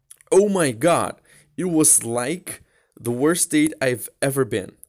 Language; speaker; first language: English; non-native, fluent; Portuguese